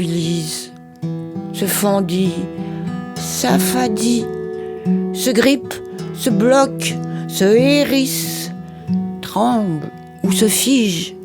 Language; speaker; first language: French; native; French